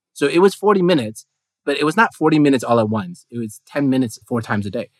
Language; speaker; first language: English; native; English